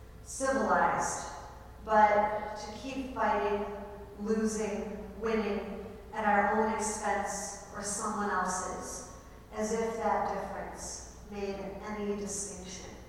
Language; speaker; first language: English; native; English